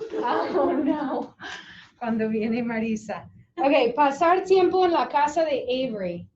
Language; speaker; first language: Spanish; non-native, fluent; English